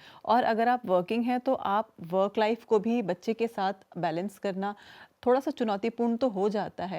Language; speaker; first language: Hindi; native; Hindi